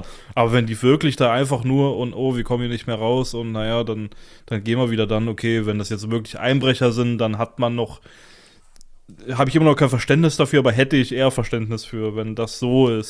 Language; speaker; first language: German; native; German